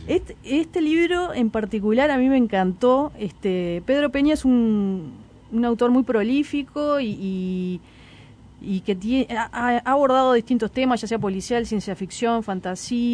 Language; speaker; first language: Spanish; native; Spanish